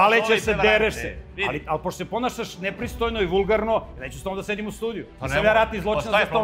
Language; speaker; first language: Serbian; native; Serbian